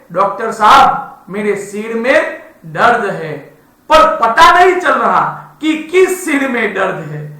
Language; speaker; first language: Hindi; non-native, local second language; Gujarati